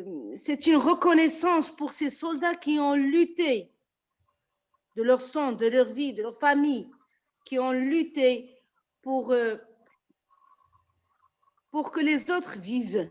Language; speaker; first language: French; non-native, local second language; Arabic